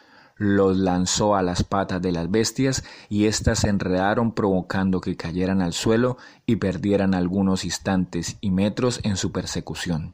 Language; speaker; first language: Spanish; native; Spanish